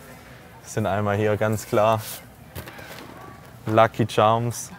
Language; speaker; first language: German; native; German